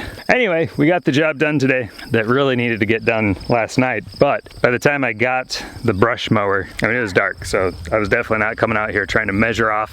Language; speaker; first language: English; native; English